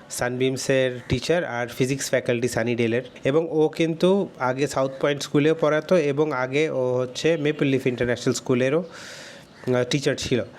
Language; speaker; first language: Bangla; early bilingual, heritage; Bangla